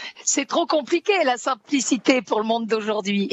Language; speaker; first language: French; native; French